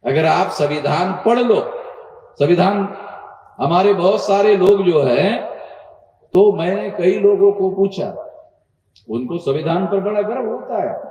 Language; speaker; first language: Hindi; non-native, local second language; Marathi